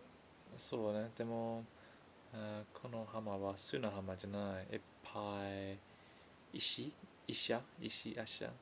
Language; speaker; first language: Japanese; non-native, learner; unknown